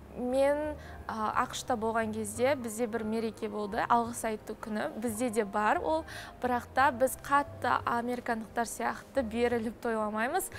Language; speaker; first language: Kazakh; native; Kazakh